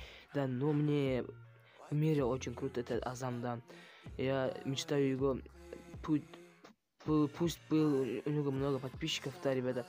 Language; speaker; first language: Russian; non-native, local second language; Kazakh